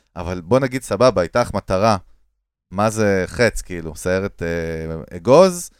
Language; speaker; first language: Hebrew; native; Hebrew